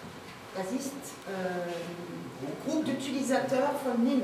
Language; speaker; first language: German; non-native, learner; French